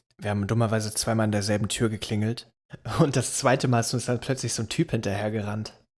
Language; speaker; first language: German; native; German